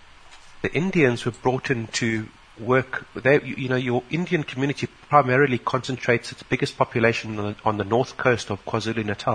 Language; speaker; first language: English; native; English